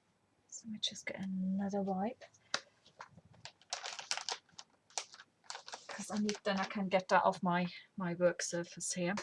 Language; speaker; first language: English; native; English